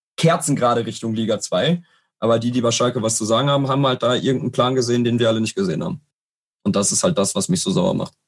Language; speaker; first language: German; native; German